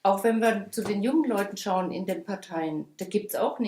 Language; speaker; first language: German; native; German